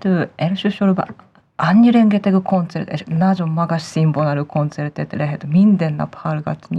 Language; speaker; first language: Hungarian; non-native, learner; Japanese